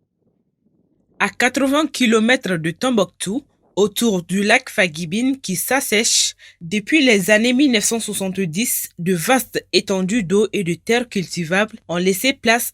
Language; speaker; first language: French; non-native, local second language; Bambara